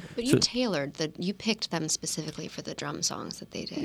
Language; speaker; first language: English; native; English